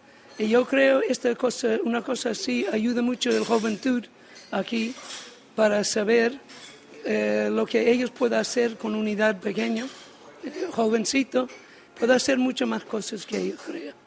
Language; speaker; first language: Spanish; non-native, learner; English